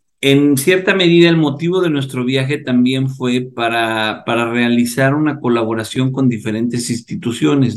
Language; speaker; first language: Spanish; native; Spanish